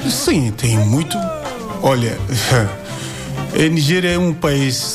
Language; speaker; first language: Portuguese; non-native, learner; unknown